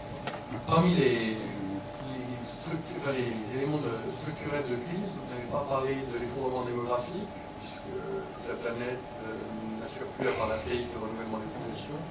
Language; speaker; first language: French; native; French